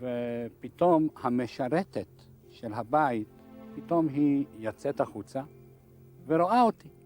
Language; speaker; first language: Hebrew; non-native, fluent; Hungarian